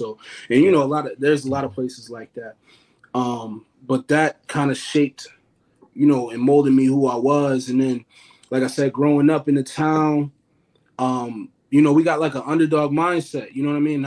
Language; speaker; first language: English; native; English